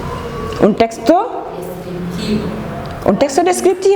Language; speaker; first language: Spanish; non-native, fluent; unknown